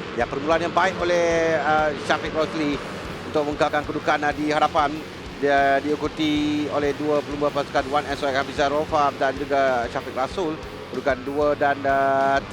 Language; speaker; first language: Malay; native; Malay